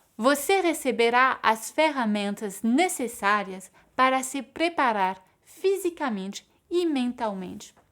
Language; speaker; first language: Portuguese; non-native, fluent; French